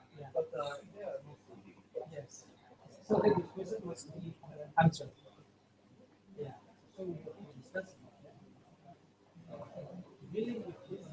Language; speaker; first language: English; non-native, learner; Indonesian